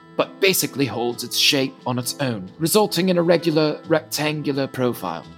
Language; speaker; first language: English; native; English